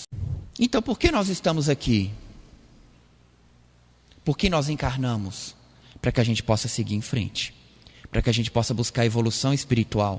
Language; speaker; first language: Portuguese; native; Portuguese